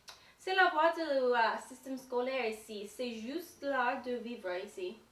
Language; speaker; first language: French; non-native, learner; English